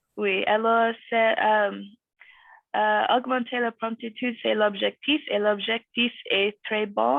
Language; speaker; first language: French; non-native, fluent; English